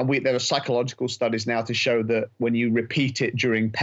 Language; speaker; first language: English; native; English